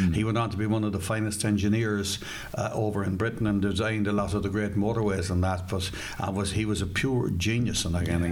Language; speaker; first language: English; native; English